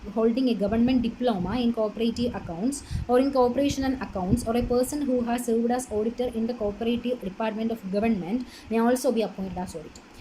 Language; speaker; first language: English; non-native, local second language; Malayalam